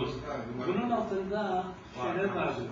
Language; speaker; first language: Turkish; non-native, local second language; Ladino